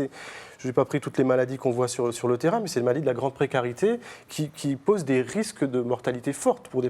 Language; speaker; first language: French; native; French